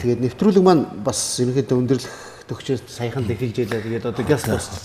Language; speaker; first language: Mongolian; native; Mongolian